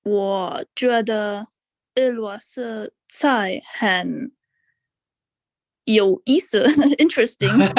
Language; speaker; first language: Chinese; non-native, learner; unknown